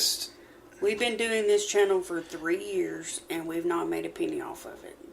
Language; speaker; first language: English; native; English